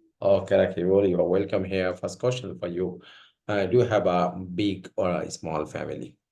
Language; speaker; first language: English; non-native, fluent; Bangla